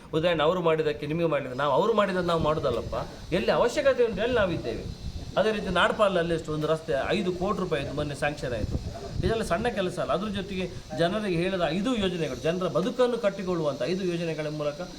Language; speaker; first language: Kannada; non-native, local second language; Tulu